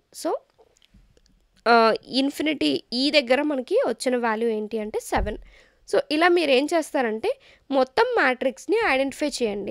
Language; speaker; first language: Telugu; native; Telugu